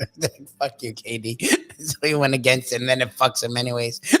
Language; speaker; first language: English; native; English